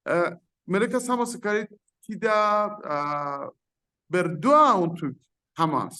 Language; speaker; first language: Indonesian; non-native, fluent; Persian